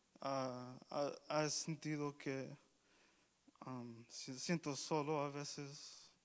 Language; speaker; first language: Spanish; early bilingual, heritage; Spanish